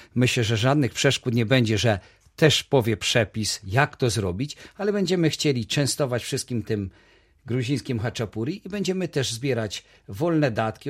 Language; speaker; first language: Polish; native; Polish